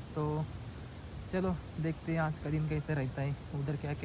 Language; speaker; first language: Hindi; non-native, local second language; Marathi